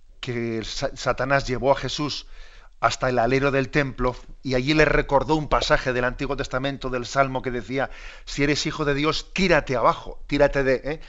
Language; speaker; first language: Spanish; native; Spanish